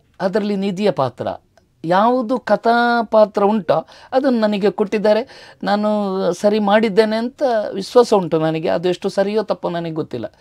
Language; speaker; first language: Kannada; non-native, local second language; Tulu